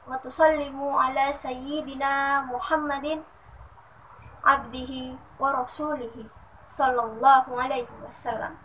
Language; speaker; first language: Arabic; non-native, learner; Indonesian